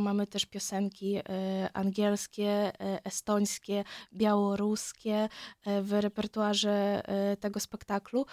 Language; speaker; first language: Polish; non-native, fluent; Ukrainian